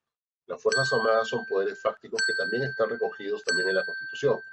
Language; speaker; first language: Spanish; native; Spanish